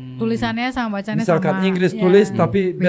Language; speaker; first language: Indonesian; native; Indonesian